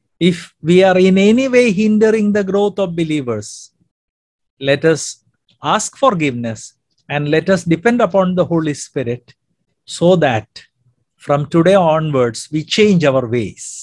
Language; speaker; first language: English; non-native, local second language; Malayalam